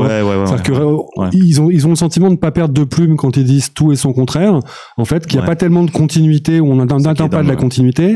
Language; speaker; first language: French; native; French